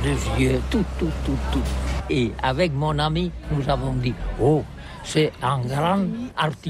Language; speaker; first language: French; non-native, learner; Catalan